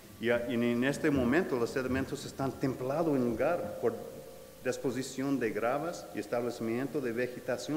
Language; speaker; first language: Spanish; non-native, fluent; English